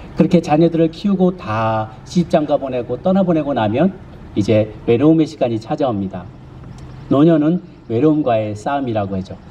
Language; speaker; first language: Korean; native; Korean